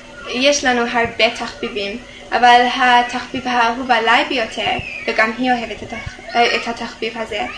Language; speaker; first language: Hebrew; non-native, fluent; English